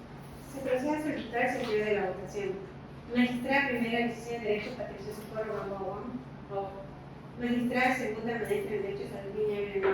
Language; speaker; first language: Spanish; native; Spanish